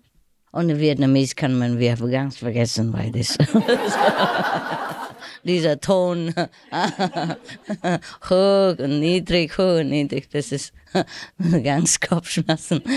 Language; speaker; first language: German; non-native, learner; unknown